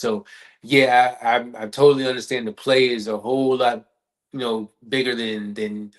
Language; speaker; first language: English; native; English